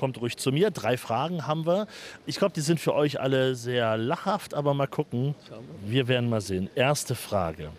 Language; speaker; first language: German; native; German